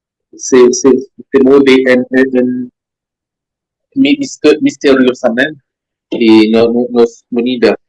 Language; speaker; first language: Spanish; non-native, learner; French